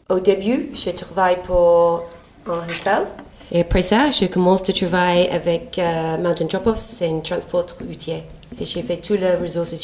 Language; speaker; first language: French; non-native, learner; English